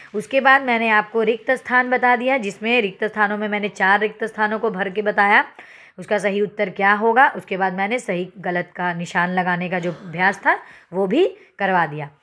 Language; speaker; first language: Hindi; native; Hindi